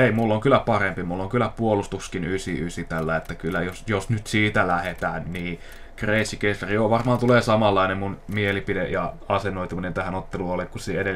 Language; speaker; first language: Finnish; native; Finnish